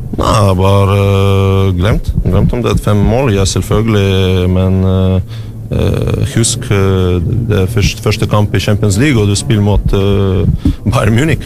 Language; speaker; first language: Norwegian; non-native, learner; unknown